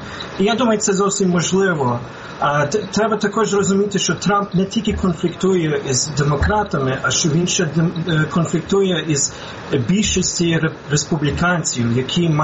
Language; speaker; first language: Ukrainian; non-native, fluent; English